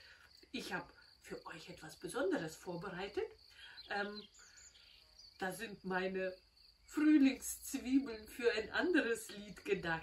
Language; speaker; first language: German; non-native, fluent; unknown